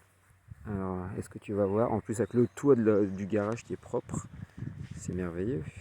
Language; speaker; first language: French; native; French